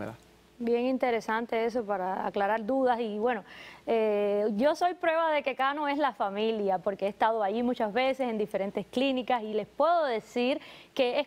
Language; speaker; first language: Spanish; native; Spanish